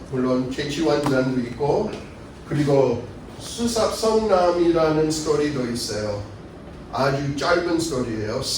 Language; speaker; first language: Korean; non-native, fluent; English